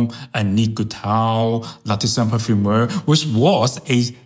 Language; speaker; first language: English; early bilingual, other home language; Chinese